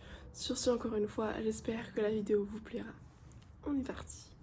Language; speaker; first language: French; native; French